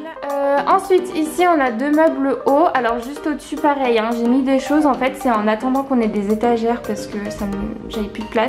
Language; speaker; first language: French; native; French